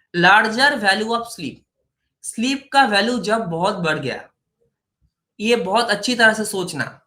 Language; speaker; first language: Hindi; non-native, local second language; Bangla